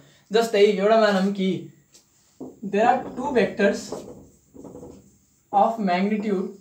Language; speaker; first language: Nepali; native; Nepali